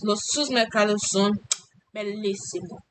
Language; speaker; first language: Spanish; non-native, learner; English